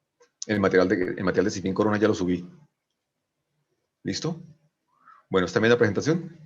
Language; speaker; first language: Spanish; native; Spanish